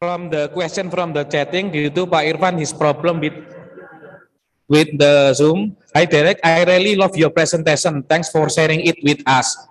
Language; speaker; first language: English; non-native, learner; Indonesian